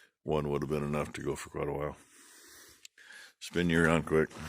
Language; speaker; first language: English; native; English